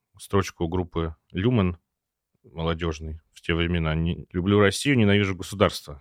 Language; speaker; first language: Russian; native; Russian